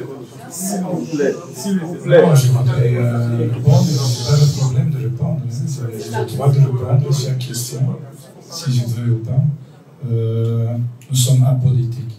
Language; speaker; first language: French; non-native, local second language; Dutch